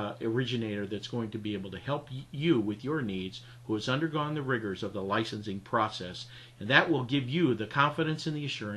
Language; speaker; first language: English; native; English